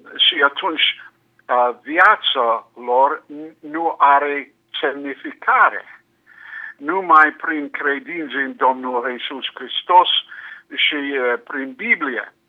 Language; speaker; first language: Romanian; non-native, learner; English